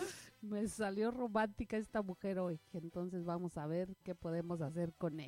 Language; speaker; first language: Spanish; native; Spanish